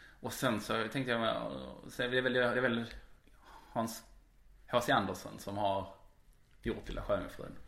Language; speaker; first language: Swedish; native; Swedish